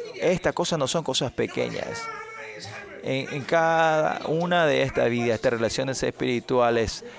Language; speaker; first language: Spanish; non-native, fluent; Korean